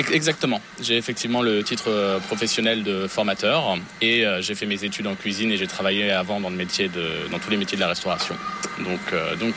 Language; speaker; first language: French; native; French